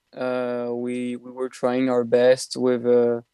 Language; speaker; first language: English; non-native, fluent; French